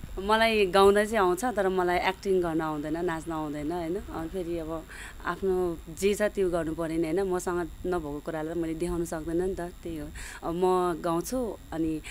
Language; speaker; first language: Nepali; non-native, local second language; Sherpa